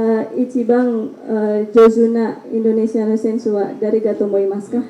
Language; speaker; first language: Japanese; non-native, learner; Indonesian